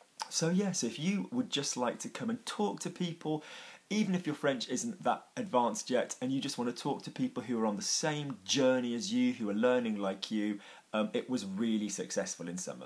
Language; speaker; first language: English; native; English